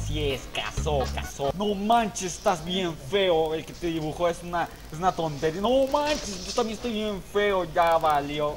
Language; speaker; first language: Spanish; native; Spanish